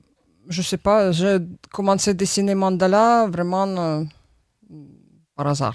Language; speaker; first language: French; non-native, learner; Russian